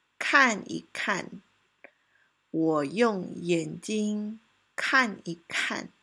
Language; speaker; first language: Chinese; non-native, local second language; Malay